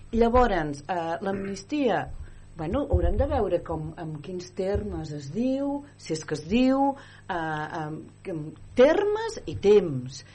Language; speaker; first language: Catalan; native; Catalan